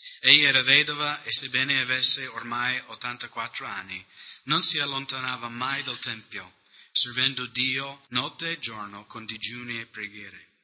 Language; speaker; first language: Italian; non-native, fluent; English